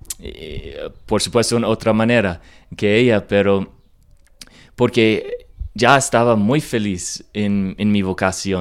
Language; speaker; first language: Spanish; non-native, learner; English